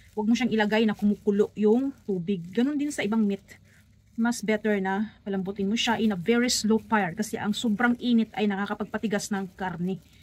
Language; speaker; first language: Filipino; non-native, local second language; Cebuano